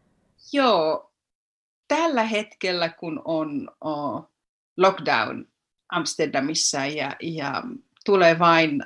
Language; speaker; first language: Finnish; non-native, fluent; Arabic